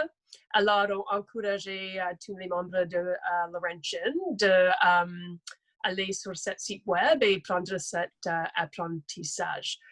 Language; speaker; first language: French; non-native, local second language; English